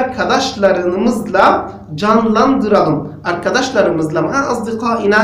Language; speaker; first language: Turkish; non-native, fluent; Arabic